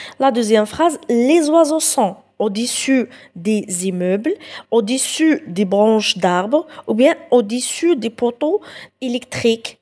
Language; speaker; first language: French; non-native, local second language; Arabic